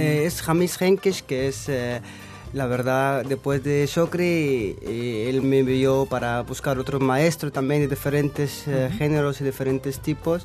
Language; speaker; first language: Spanish; non-native, fluent; Arabic